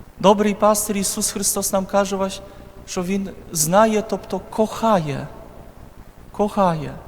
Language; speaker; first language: Ukrainian; non-native, fluent; Polish